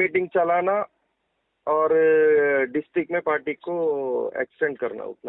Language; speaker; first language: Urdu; non-native, local second language; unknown